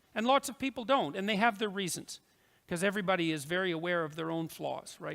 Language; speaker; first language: English; native; English